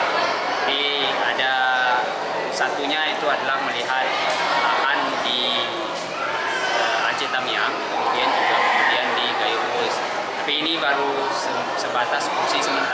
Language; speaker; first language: Indonesian; native; Indonesian